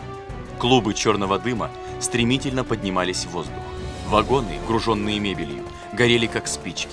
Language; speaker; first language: Russian; native; Russian